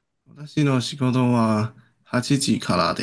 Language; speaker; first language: Japanese; non-native, learner; Chinese